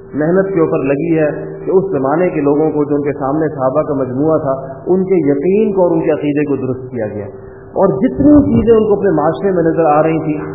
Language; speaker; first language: Urdu; non-native, local second language; Pashto